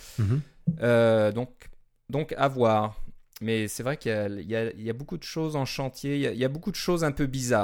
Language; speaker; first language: French; native; French